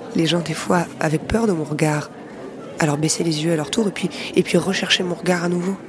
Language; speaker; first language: French; native; French